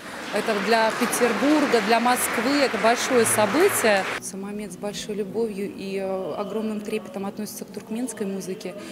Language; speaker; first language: Russian; native; Russian